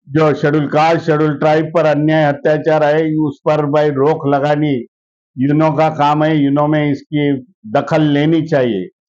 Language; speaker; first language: Hindi; non-native, local second language; Marathi